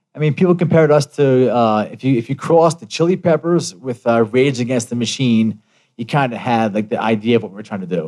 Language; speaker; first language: English; early bilingual, other home language; Italian